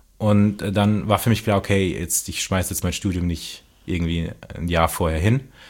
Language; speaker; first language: German; native; German